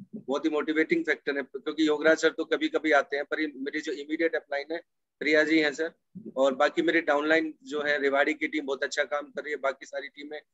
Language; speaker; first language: Hindi; native; Hindi